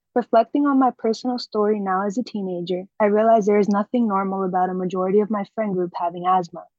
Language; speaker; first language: English; native; English